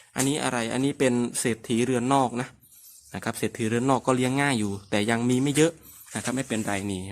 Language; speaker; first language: Thai; non-native, local second language; Northern Khmer